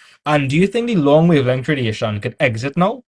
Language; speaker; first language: English; native; English